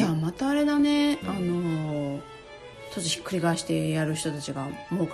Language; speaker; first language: Japanese; native; Japanese